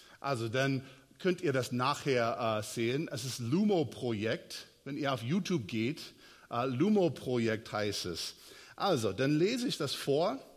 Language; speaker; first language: German; non-native, fluent; English